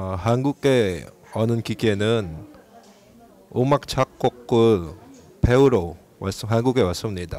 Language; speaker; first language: Korean; non-native, learner; Indonesian